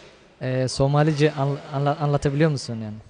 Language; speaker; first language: Turkish; non-native, learner; Somali